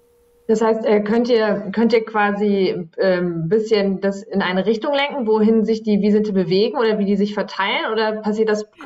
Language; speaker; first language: German; native; German